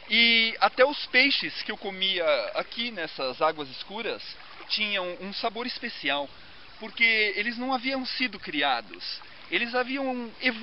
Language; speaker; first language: Portuguese; native; Portuguese